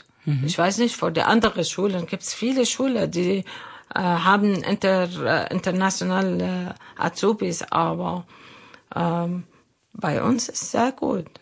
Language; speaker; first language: German; non-native, learner; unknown